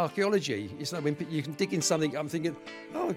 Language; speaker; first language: English; native; English